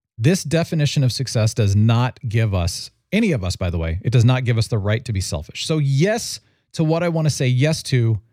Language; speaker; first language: English; native; English